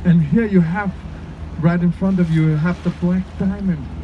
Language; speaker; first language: English; non-native, fluent; Danish